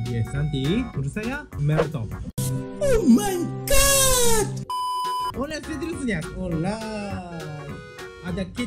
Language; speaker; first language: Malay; non-native, learner; Japanese